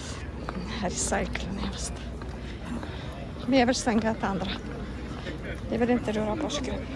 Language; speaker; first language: Swedish; non-native, learner; Russian